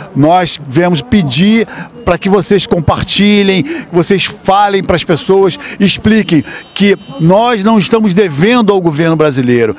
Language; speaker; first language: Portuguese; native; Portuguese